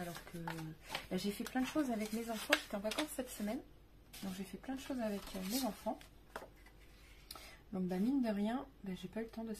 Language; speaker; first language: French; native; French